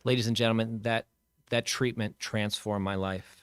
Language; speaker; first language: English; native; English